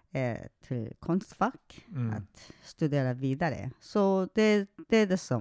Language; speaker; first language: Swedish; non-native, fluent; Korean